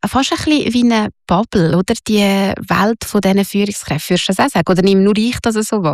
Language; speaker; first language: German; native; German